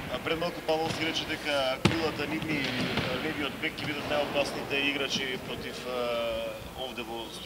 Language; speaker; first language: Macedonian; native; Macedonian